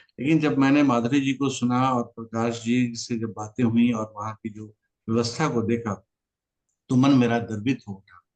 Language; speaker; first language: Hindi; native; Hindi